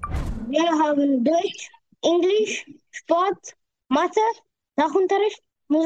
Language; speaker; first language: German; non-native, learner; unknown